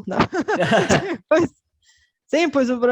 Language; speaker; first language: Portuguese; non-native, fluent; Bulgarian